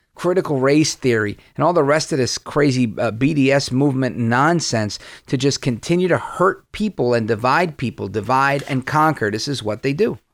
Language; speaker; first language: English; early bilingual, other home language; Spanish